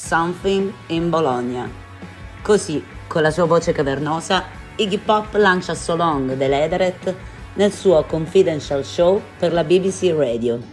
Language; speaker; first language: Italian; native; Italian